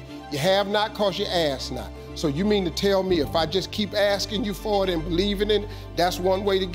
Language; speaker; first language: English; native; English